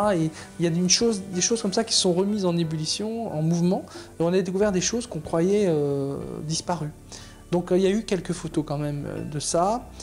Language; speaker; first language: French; native; French